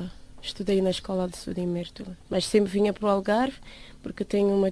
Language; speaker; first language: Portuguese; non-native, local second language; Kabuverdianu